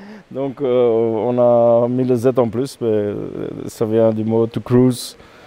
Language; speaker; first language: French; non-native, local second language; Dutch